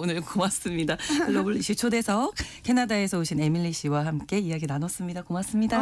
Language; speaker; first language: Korean; native; Korean